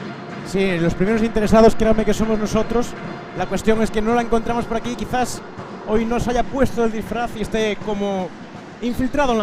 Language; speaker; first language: Spanish; native; Spanish